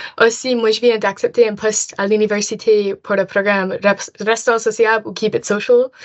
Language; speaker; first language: French; non-native, local second language; English